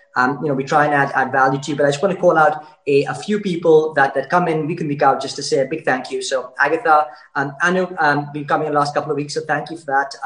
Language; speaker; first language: English; native; English